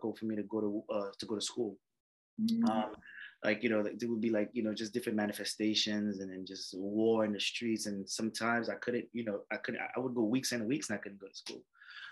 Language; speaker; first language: English; non-native, fluent; French